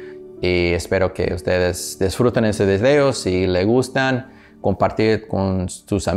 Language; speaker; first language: Spanish; non-native, learner; English